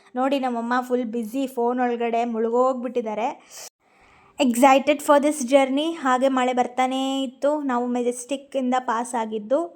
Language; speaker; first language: Kannada; native; Kannada